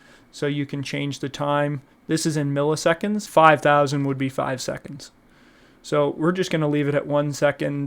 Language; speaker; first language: English; native; English